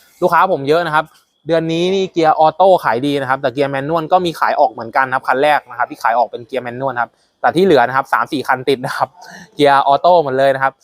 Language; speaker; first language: Thai; native; Thai